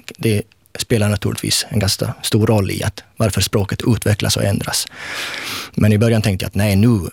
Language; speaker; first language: Swedish; native; Swedish